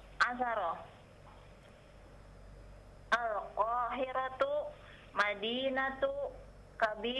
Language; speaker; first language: Arabic; non-native, learner; Indonesian